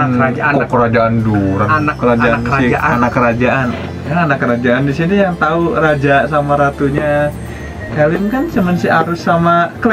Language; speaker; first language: Indonesian; native; Indonesian